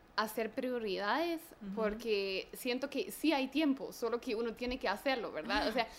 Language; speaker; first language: Spanish; non-native, fluent; German